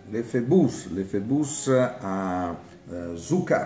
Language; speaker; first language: French; non-native, learner; Italian